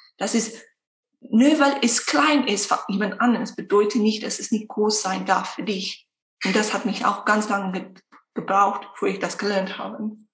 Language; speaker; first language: German; non-native, fluent; Afrikaans